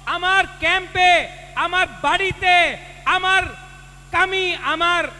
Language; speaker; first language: Bangla; non-native, local second language; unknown